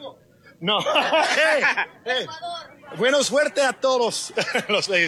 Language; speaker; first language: Spanish; non-native, learner; English